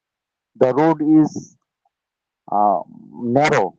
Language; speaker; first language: English; non-native, learner; Bangla